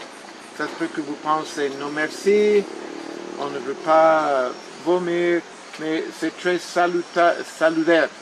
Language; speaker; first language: French; non-native, fluent; Spanish